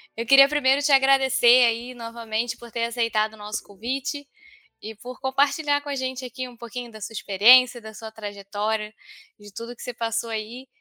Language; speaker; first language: Portuguese; native; Portuguese